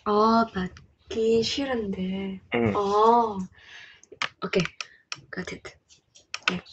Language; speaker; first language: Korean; non-native, learner; English